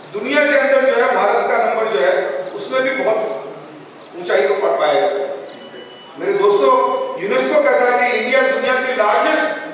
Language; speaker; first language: Hindi; non-native, local second language; Urdu